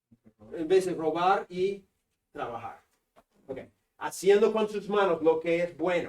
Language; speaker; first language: Spanish; non-native, fluent; English